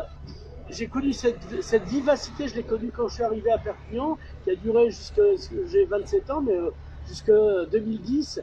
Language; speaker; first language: French; native; French